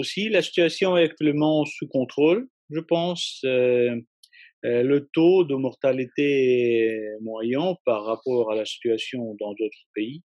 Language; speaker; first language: French; non-native, fluent; Russian